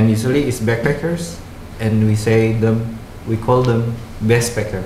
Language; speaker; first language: English; non-native, fluent; Indonesian